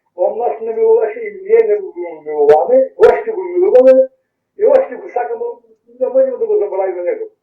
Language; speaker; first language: Macedonian; early bilingual, heritage; Macedonian